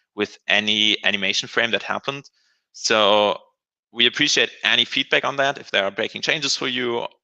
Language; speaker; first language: English; non-native, fluent; German